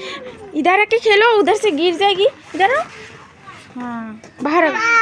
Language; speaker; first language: Hindi; non-native, local second language; Bangla